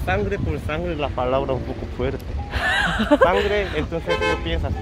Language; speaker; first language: Spanish; non-native, learner; Korean